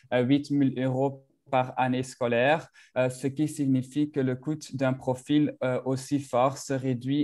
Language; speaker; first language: French; non-native, local second language; Dutch